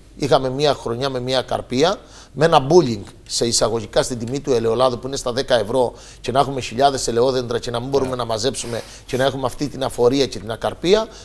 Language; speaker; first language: Greek; native; Greek